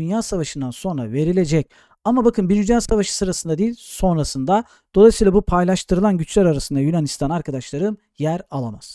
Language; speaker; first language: Turkish; native; Turkish